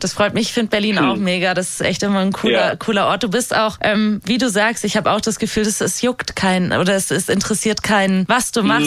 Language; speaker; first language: German; native; German